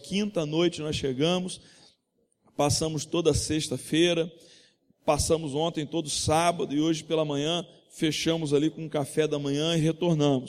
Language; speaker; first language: Portuguese; native; Portuguese